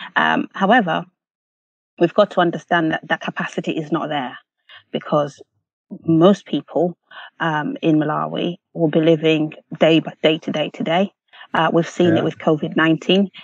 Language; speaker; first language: English; non-native, local second language; Nyanja